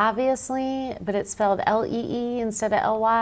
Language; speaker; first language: English; native; English